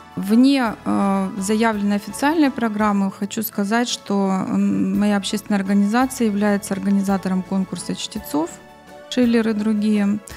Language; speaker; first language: Russian; native; Russian